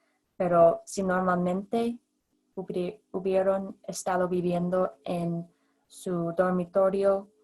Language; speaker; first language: Spanish; non-native, fluent; English